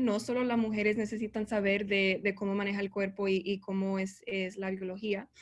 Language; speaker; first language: Spanish; early bilingual, heritage; Spanish